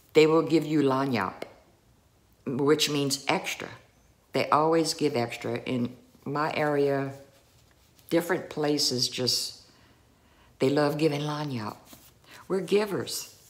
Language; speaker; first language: English; native; English